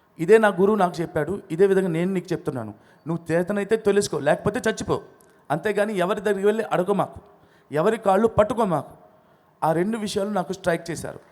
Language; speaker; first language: Telugu; non-native, local second language; Odia